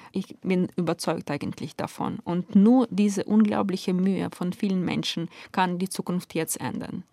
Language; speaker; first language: German; non-native, fluent; Ukrainian